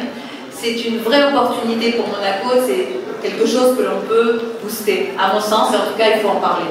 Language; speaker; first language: French; native; French